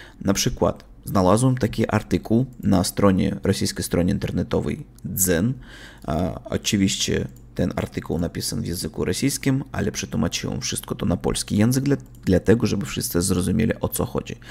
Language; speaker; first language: Polish; non-native, learner; Russian